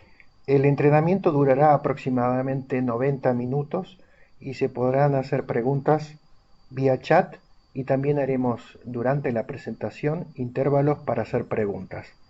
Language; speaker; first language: Spanish; native; Spanish